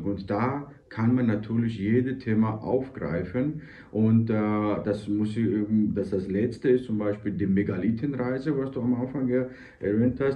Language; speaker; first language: German; non-native, fluent; Georgian